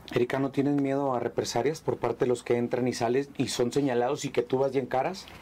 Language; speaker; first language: Spanish; native; Spanish